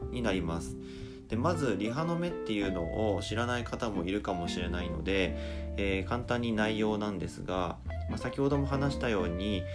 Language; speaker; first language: Japanese; native; Japanese